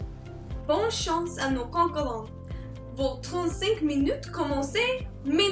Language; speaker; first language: French; non-native, learner; English